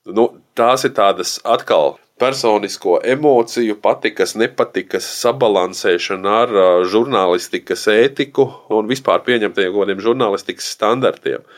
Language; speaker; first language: Latvian; native; Latvian